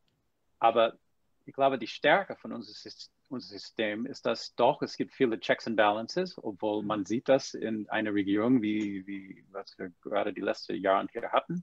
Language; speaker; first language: German; non-native, fluent; English